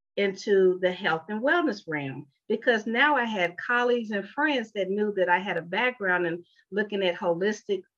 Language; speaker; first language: English; native; English